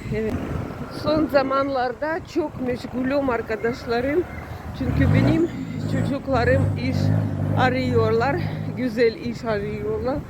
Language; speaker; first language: Turkish; non-native, learner; Russian